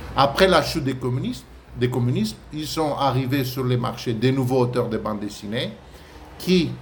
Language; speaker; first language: French; non-native, fluent; Romanian